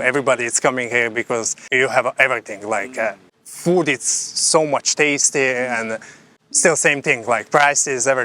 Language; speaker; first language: English; non-native, fluent; Slovak